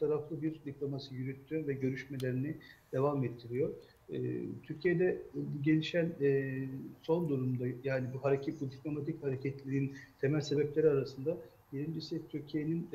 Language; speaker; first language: Turkish; native; Turkish